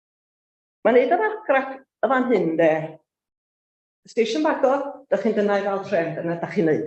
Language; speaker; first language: Welsh; native; Welsh